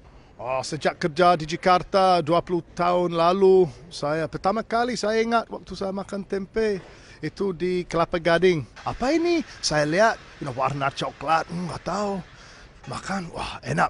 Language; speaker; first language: Indonesian; non-native, fluent; English